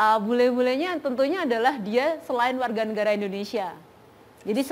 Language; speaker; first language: Indonesian; native; Indonesian